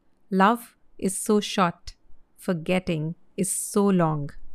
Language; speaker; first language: English; non-native, local second language; Hindi